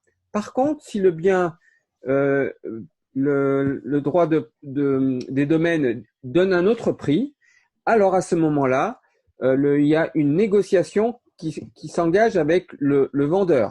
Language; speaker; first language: French; native; French